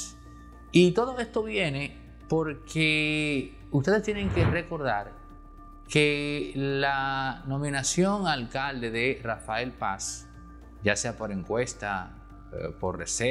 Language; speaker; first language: Spanish; native; Spanish